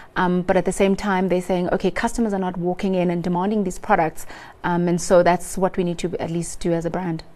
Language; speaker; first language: English; non-native, local second language; Xhosa